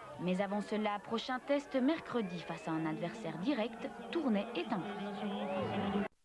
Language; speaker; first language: French; native; French